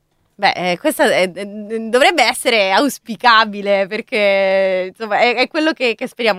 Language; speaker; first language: Italian; native; Italian